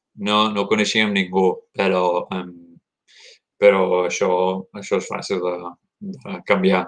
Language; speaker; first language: Catalan; early bilingual, heritage; Catalan